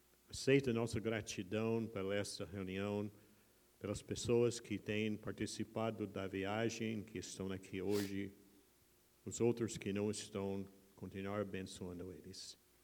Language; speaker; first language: Portuguese; non-native, fluent; English